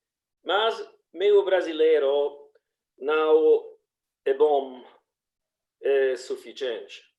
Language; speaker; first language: Portuguese; non-native, learner; German